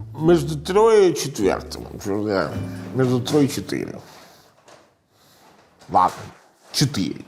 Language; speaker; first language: Ukrainian; non-native, learner; Italian